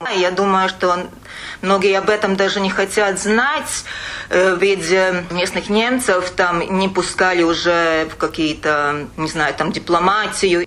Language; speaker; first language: Russian; non-native, local second language; Latvian